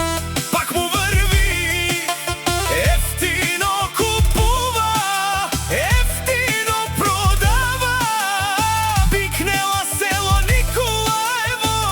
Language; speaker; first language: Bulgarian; non-native, local second language; Romany